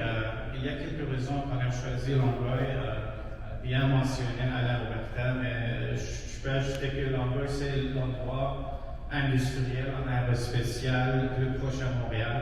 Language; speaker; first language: French; non-native, fluent; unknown